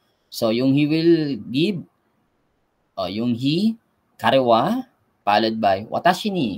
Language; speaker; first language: English; non-native, local second language; Filipino